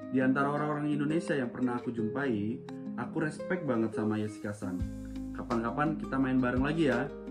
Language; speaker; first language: Indonesian; non-native, fluent; Japanese